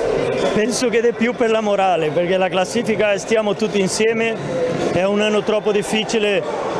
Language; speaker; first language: Italian; non-native, fluent; Spanish